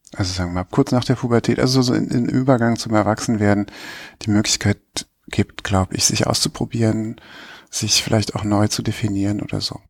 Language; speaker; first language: German; native; German